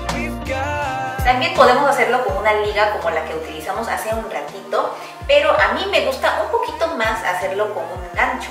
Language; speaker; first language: Spanish; non-native, fluent; Korean